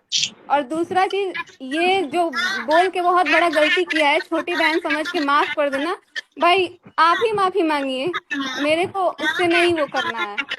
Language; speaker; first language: Hindi; native; Hindi